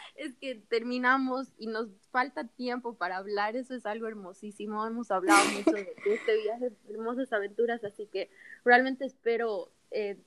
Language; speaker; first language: Spanish; native; Spanish